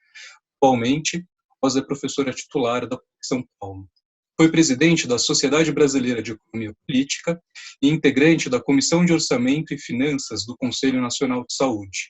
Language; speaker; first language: Portuguese; native; Portuguese